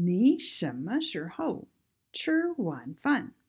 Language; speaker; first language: Chinese; non-native, fluent; English